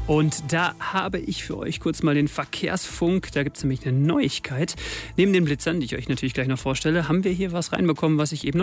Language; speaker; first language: German; native; German